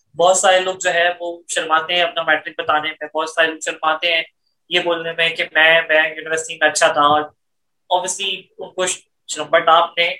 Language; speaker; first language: Urdu; native; Urdu